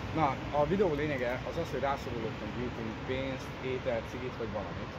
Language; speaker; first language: Hungarian; native; Hungarian